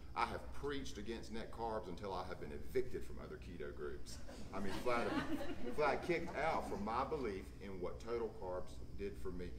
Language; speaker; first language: English; native; English